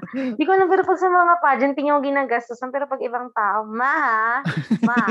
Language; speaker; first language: Filipino; non-native, local second language; Hiligaynon